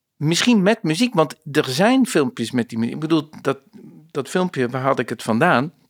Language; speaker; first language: Dutch; native; Dutch